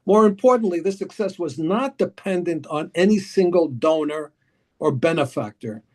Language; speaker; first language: English; early bilingual, other home language; Greek